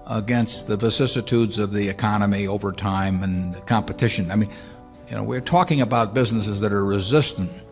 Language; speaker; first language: English; native; English